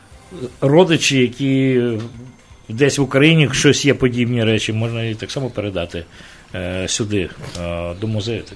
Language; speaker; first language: Ukrainian; native; Ukrainian